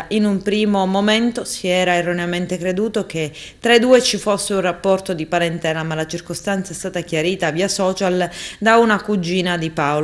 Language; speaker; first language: Italian; native; Italian